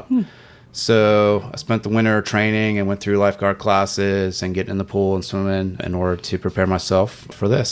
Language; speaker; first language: English; native; English